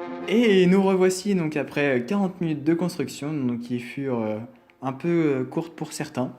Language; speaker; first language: French; native; French